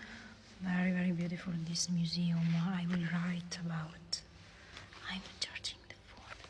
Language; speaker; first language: English; non-native, learner; Italian